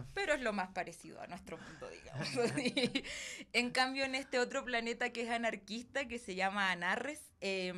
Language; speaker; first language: Spanish; native; Spanish